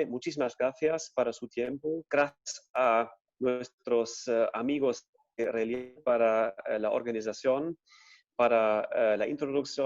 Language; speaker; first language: Spanish; non-native, fluent; German